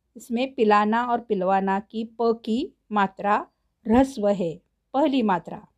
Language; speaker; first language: Hindi; non-native, local second language; Marathi